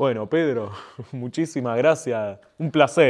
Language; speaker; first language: Spanish; native; Spanish